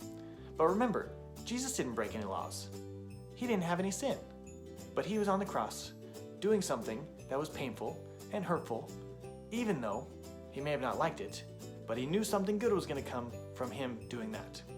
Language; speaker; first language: English; native; English